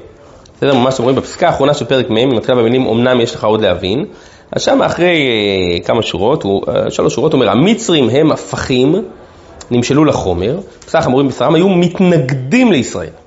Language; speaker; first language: Hebrew; native; Hebrew